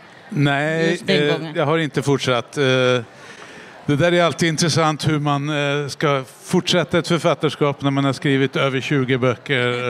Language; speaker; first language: Swedish; native; Swedish